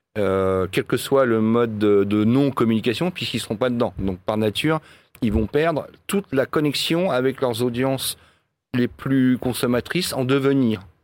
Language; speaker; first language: French; native; French